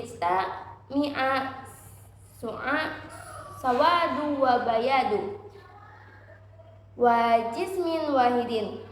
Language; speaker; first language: Arabic; non-native, learner; Indonesian